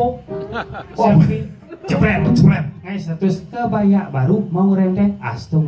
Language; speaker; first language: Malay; non-native, local second language; Balinese